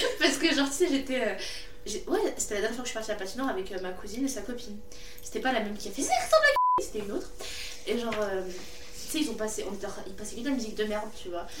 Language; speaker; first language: French; native; French